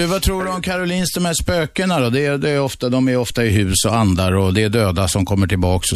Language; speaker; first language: Swedish; native; Swedish